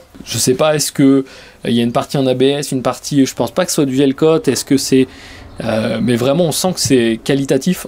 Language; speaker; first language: French; native; French